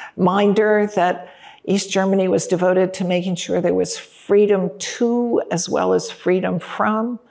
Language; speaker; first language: English; native; English